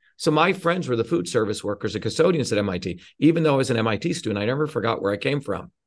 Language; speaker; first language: English; early bilingual, other home language; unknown